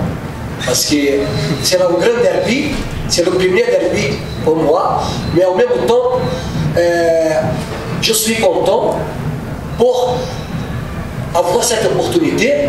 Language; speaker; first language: French; non-native, fluent; Portuguese